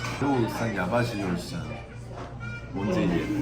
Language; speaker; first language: Turkish; non-native, learner; Korean